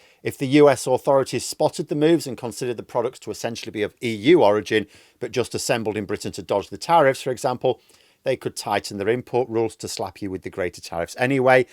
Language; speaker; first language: English; native; English